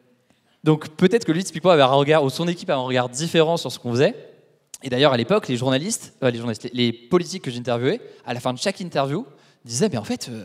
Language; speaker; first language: French; native; French